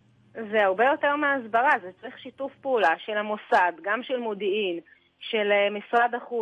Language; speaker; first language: Hebrew; native; Hebrew